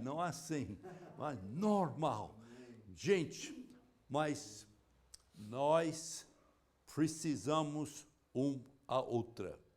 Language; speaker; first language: Portuguese; non-native, fluent; English